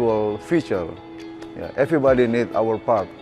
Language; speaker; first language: English; non-native, fluent; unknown